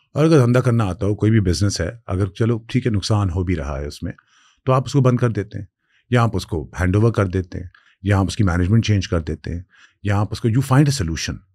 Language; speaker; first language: Urdu; non-native, local second language; Sindhi